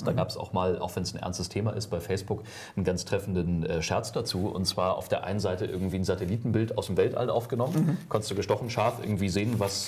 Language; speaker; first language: German; native; German